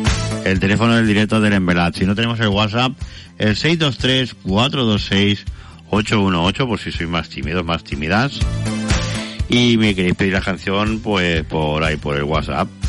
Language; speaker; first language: Spanish; native; Spanish